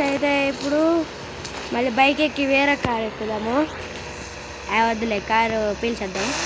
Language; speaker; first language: Telugu; native; Telugu